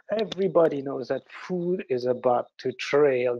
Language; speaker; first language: English; early bilingual, other home language; French